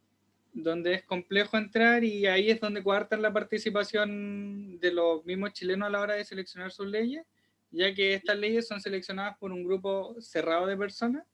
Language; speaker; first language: Spanish; native; Spanish